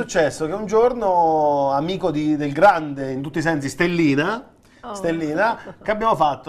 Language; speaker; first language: Italian; native; Italian